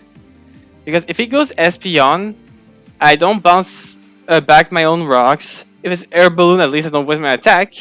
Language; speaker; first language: English; non-native, fluent; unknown